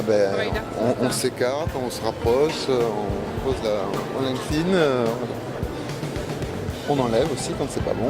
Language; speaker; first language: French; native; French